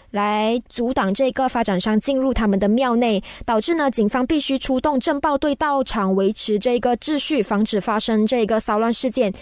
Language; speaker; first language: Chinese; native; Chinese